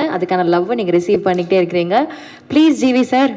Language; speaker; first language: Tamil; native; Tamil